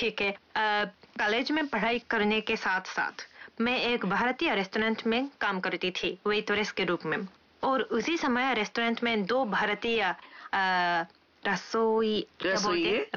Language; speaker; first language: Hindi; non-native, fluent; Japanese